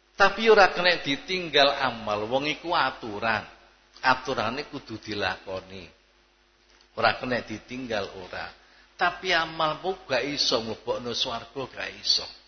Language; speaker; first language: Indonesian; native; Indonesian